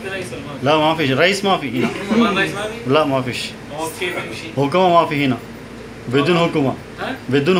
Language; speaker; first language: Arabic; non-native, learner; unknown